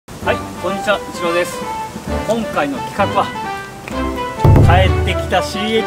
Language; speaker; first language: Japanese; native; Japanese